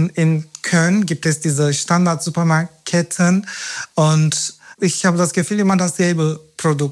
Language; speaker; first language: German; non-native, fluent; Turkish